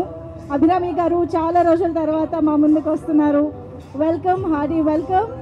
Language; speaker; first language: Telugu; native; Telugu